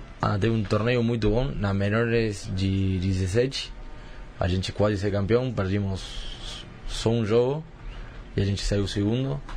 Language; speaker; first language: Portuguese; early bilingual, heritage; Spanish